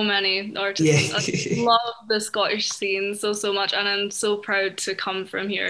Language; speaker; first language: English; native; English